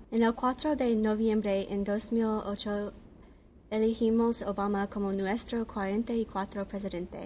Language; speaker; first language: Spanish; non-native, learner; English